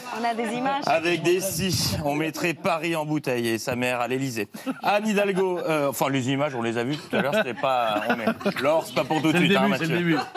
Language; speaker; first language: French; native; French